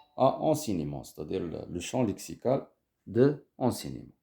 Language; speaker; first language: French; non-native, local second language; Arabic